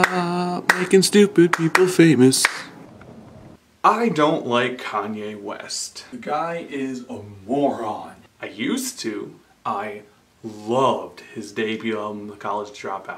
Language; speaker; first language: English; native; English